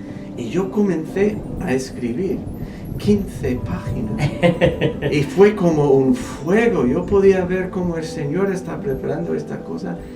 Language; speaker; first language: Spanish; non-native, fluent; English